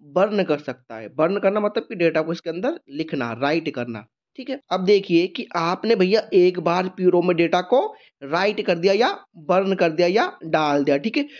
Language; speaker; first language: Hindi; native; Hindi